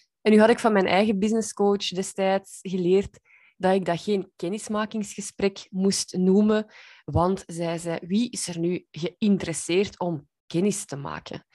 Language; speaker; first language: Dutch; native; Dutch